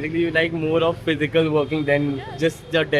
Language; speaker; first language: English; non-native, fluent; Hindi